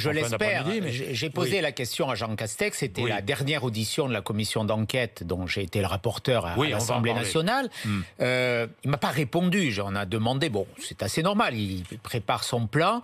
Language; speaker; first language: French; native; French